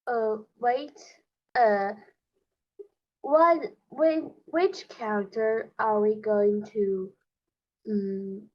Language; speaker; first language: English; non-native, learner; Chinese